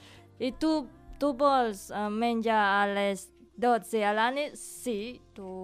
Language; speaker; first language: Catalan; non-native, learner; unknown